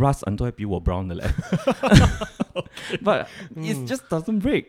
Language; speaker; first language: English; non-native, local second language; Chinese